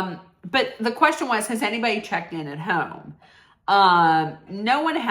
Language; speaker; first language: English; native; English